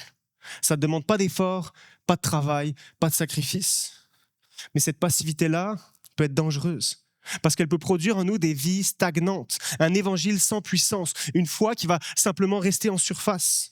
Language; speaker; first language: French; native; French